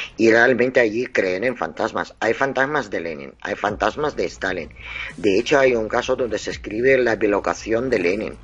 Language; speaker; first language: Spanish; non-native, fluent; Russian